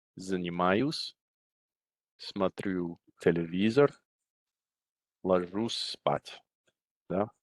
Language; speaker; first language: Russian; non-native, fluent; English